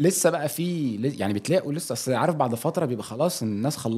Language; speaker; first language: Arabic; native; Arabic